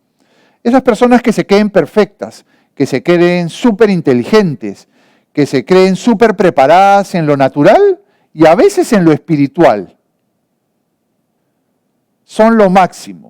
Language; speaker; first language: Spanish; native; Spanish